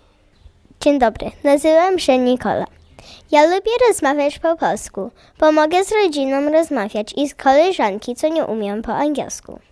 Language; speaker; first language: Polish; early bilingual, heritage; Polish